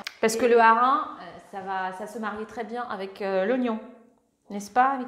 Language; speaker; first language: French; non-native, fluent; Ukrainian